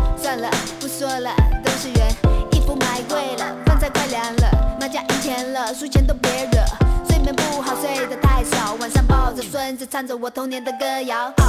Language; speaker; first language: Chinese; native; Chinese